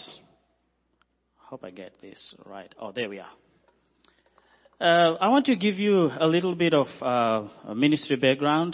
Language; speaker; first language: English; non-native, local second language; Shona